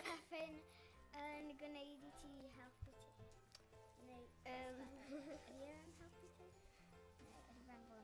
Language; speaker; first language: Welsh; non-native, local second language; English